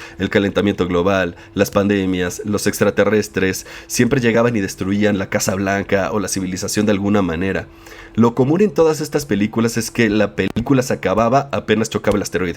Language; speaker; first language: Spanish; native; Spanish